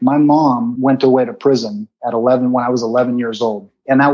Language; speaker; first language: English; native; English